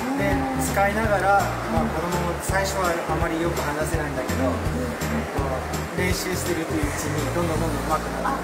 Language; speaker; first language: Japanese; early bilingual, other home language; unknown